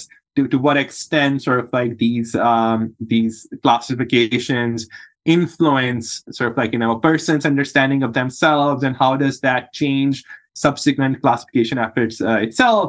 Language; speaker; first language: English; non-native, local second language; Urdu